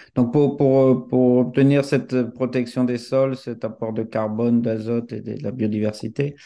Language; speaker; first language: French; native; French